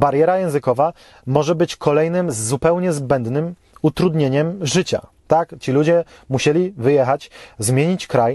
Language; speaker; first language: Polish; native; Polish